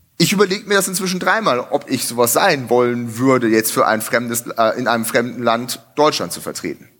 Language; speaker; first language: German; native; German